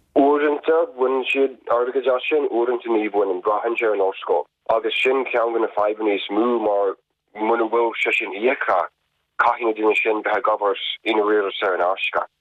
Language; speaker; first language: Irish; non-native, fluent; English